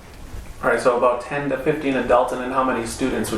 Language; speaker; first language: English; native; English